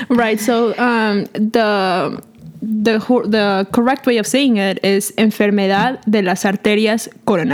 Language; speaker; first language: Spanish; early bilingual, heritage; English